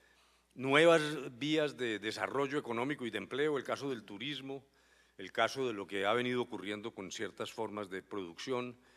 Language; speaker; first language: Spanish; native; Spanish